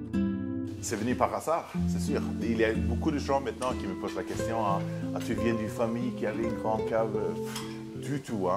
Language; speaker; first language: French; non-native, fluent; Swedish